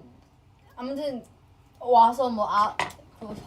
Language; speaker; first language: Korean; non-native, fluent; Chinese